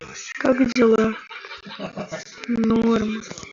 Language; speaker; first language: Russian; native; Russian